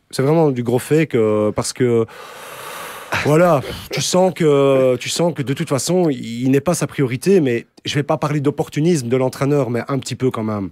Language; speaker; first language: French; native; French